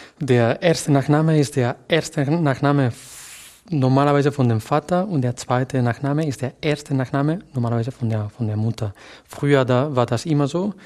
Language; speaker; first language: German; non-native, fluent; Catalan